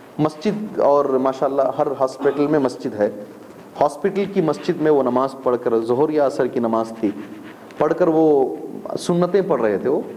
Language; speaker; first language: Urdu; native; Urdu